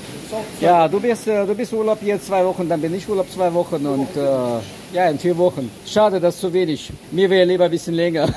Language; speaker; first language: German; non-native, fluent; Russian